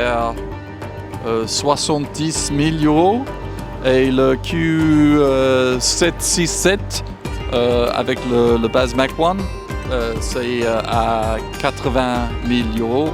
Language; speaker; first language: French; non-native, fluent; English